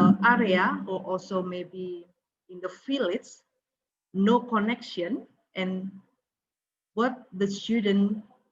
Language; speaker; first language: English; non-native, learner; Indonesian